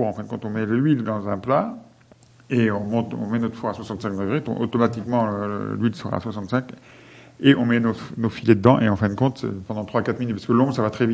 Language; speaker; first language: French; native; French